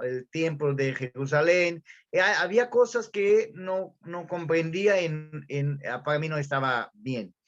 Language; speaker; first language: Spanish; non-native, fluent; Portuguese